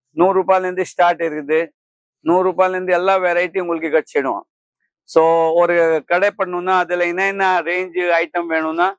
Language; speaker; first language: Tamil; non-native, fluent; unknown